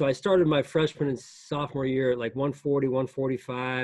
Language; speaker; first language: English; native; English